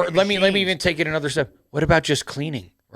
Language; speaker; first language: English; native; English